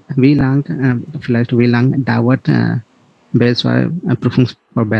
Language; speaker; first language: German; non-native, learner; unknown